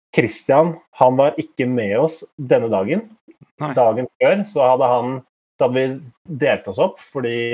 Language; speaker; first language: Norwegian; native; Norwegian